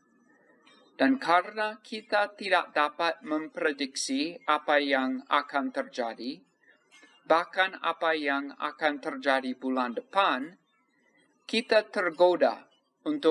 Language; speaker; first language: Indonesian; non-native, fluent; English